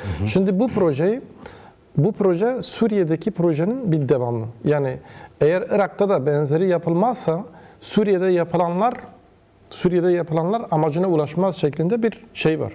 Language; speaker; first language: Turkish; non-native, local second language; Kurdish